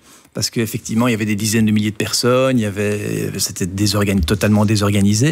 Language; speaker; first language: French; native; French